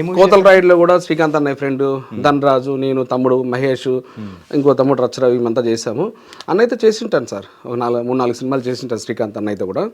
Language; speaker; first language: Telugu; native; Telugu